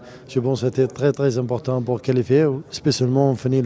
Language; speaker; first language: French; non-native, learner; Arabic